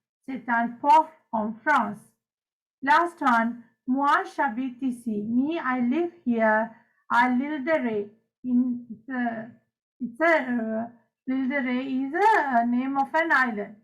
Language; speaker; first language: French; non-native, fluent; Sinhala